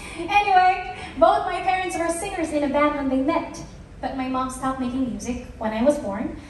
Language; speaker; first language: English; non-native, local second language; Filipino